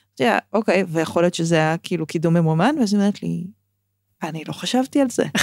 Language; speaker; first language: Hebrew; native; Hebrew